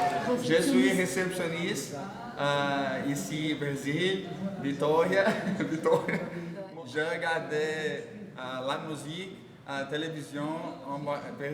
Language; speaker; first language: French; non-native, learner; Portuguese